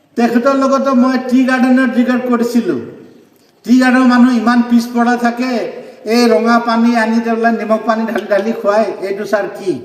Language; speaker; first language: Assamese; non-native, local second language; Nepali